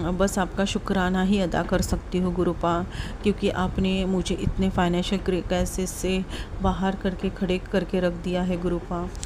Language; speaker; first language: Hindi; non-native, local second language; Marathi